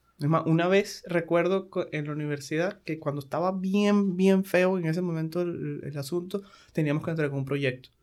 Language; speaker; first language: Spanish; native; Spanish